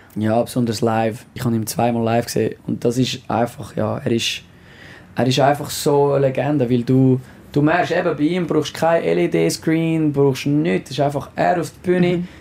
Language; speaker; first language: German; non-native, local second language; French